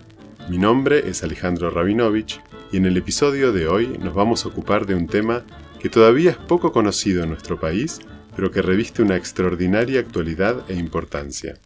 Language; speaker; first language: Spanish; native; Spanish